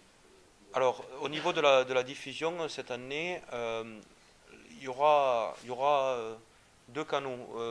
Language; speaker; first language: French; native; French